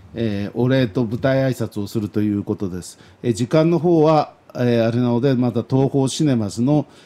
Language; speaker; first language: Japanese; native; Japanese